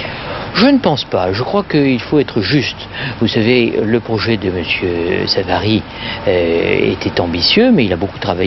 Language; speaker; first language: French; native; French